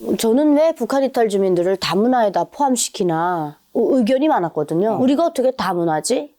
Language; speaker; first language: Korean; native; Korean